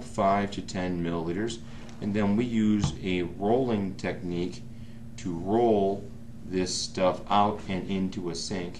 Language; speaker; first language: English; native; English